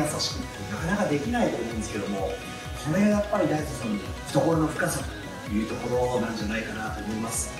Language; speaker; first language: Japanese; native; Japanese